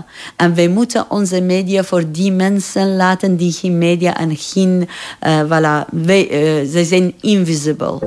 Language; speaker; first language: Dutch; non-native, fluent; Persian